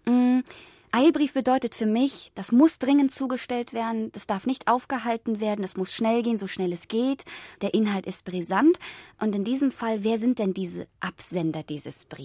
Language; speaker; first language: German; native; German